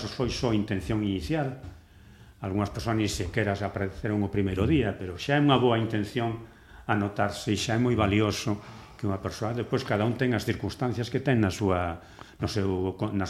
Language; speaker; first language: Galician; native; Galician